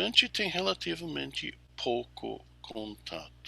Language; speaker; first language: Portuguese; non-native, fluent; English